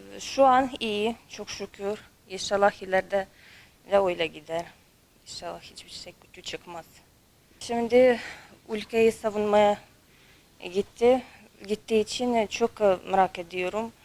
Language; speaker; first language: Turkish; non-native, fluent; Ukrainian